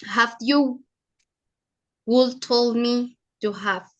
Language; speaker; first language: English; non-native, learner; Spanish